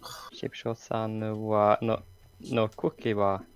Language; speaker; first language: Japanese; non-native, learner; English